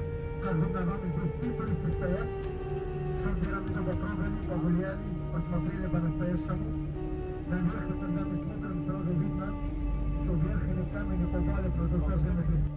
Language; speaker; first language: Russian; non-native, learner; Arabic